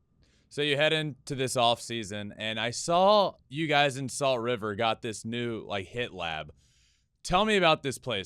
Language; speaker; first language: English; native; English